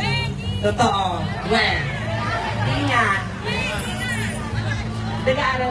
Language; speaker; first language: Filipino; native; Filipino